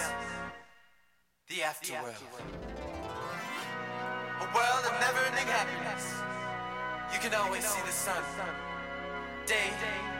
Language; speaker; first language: English; non-native, fluent; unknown